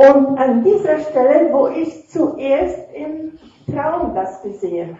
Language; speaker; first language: German; non-native, fluent; Russian